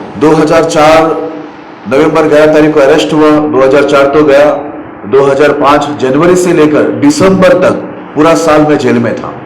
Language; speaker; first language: Hindi; non-native, local second language; Marathi